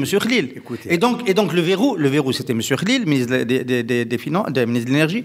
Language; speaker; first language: French; non-native, local second language; Arabic